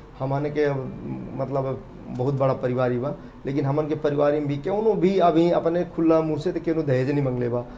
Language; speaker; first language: Bhojpuri; non-native, local second language; Dangaura Tharu